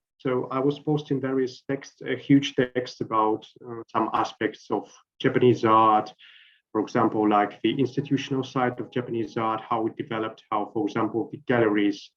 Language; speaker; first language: English; non-native, fluent; Russian